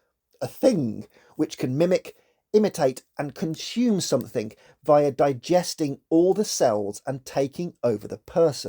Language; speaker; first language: English; native; English